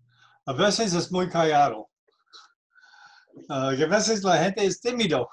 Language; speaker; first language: Spanish; non-native, learner; English